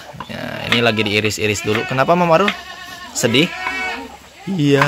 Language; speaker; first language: Indonesian; non-native, local second language; Sundanese